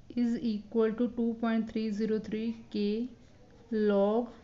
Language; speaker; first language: English; non-native, local second language; Punjabi